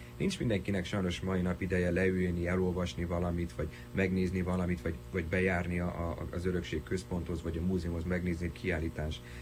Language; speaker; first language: Hungarian; early bilingual, heritage; Hungarian